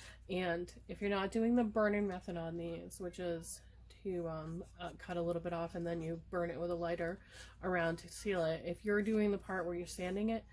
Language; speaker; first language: English; native; English